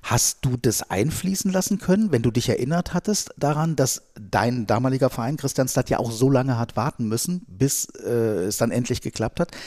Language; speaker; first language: German; native; German